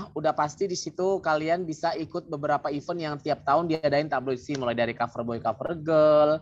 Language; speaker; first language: Indonesian; native; Indonesian